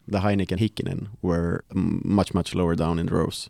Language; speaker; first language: English; non-native, fluent; Swedish